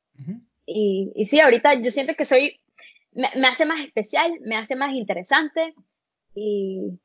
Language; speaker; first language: Spanish; early bilingual, heritage; Spanish